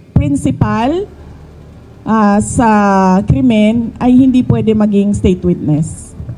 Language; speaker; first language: Filipino; non-native, local second language; Cebuano